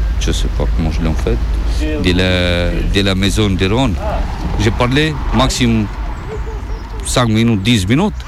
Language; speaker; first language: French; non-native, learner; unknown